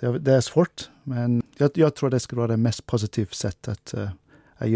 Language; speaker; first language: Swedish; non-native, fluent; English